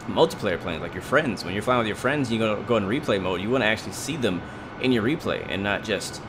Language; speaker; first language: English; native; English